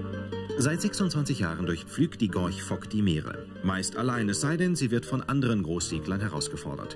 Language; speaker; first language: German; native; German